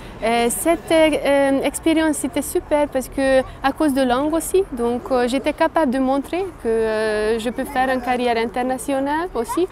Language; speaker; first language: French; non-native, fluent; Hungarian